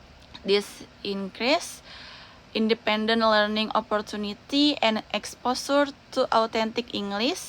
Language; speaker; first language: English; non-native, learner; Indonesian